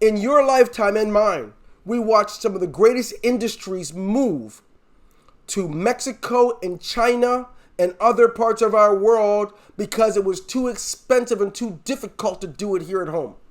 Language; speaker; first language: English; native; English